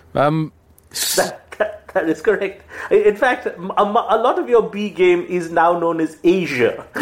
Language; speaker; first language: English; non-native, local second language; Bangla